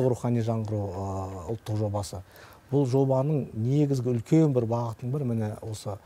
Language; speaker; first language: Kazakh; native; Kazakh